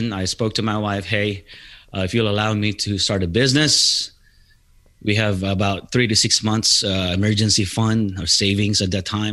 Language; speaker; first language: English; non-native, local second language; Filipino